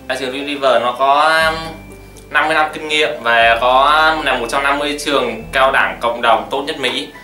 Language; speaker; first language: Vietnamese; native; Vietnamese